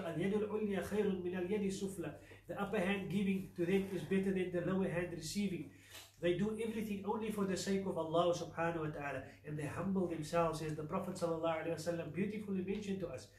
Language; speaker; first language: English; native; English